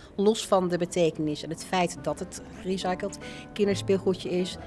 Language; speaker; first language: Dutch; native; Dutch